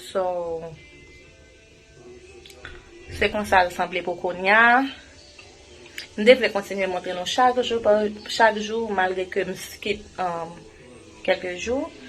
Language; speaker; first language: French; non-native, local second language; Haitian Creole